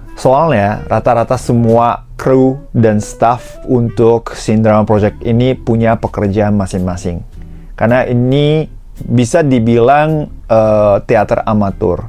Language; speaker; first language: Indonesian; non-native, fluent; Japanese